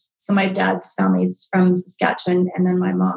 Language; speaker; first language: English; native; English